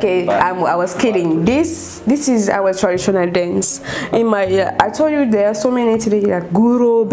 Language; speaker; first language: English; non-native, local second language; French